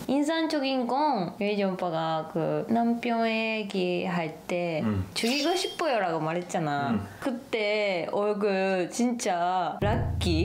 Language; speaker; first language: Korean; non-native, learner; Japanese